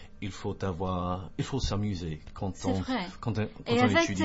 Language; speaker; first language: French; non-native, fluent; English